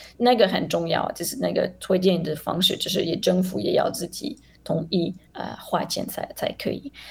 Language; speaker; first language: Chinese; non-native, fluent; French